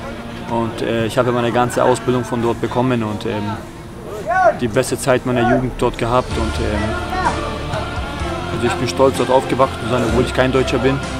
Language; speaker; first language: German; early bilingual, other home language; Albanian